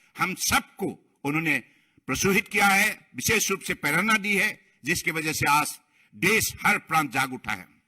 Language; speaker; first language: Hindi; non-native, local second language; Bangla